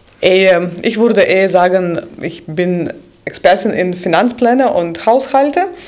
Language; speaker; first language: German; non-native, fluent; Russian